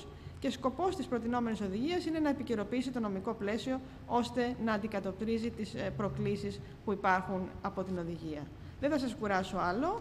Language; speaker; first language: Greek; native; Greek